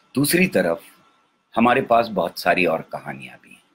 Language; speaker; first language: Hindi; native; Hindi